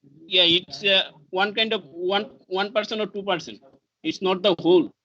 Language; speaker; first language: English; non-native, learner; Bangla